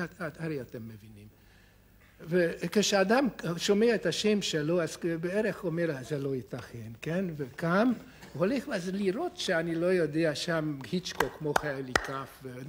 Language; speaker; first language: Hebrew; non-native, fluent; Hungarian